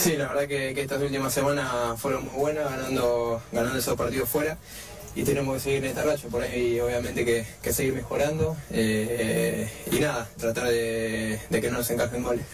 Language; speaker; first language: Spanish; native; Spanish